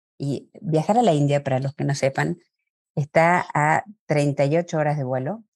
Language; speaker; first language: Spanish; native; Spanish